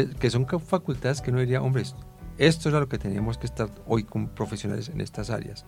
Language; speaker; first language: Spanish; native; Spanish